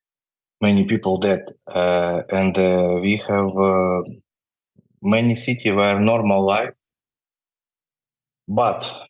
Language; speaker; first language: English; non-native, learner; Ukrainian